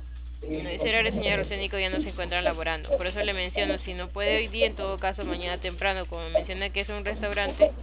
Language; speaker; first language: Spanish; native; Spanish